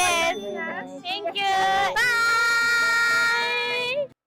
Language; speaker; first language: English; non-native, fluent; Japanese